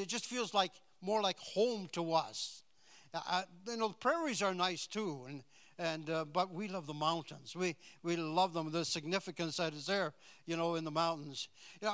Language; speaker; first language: English; native; English